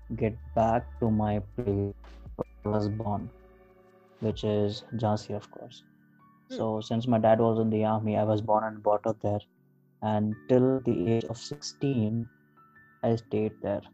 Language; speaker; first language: English; non-native, local second language; Hindi